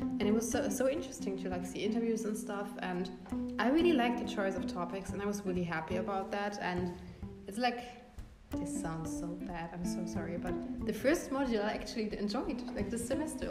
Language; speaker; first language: English; non-native, fluent; German